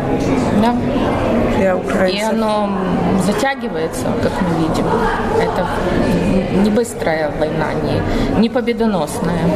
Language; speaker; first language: Russian; native; Russian